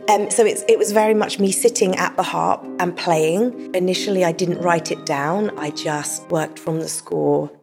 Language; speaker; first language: English; native; English